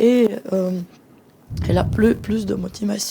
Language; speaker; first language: French; non-native, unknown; Russian